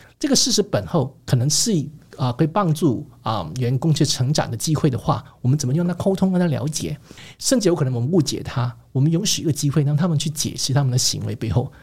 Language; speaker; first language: Chinese; non-native, local second language; Cantonese